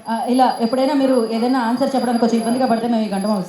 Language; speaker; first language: Telugu; native; Telugu